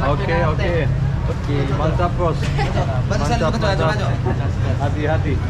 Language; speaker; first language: Indonesian; non-native, learner; German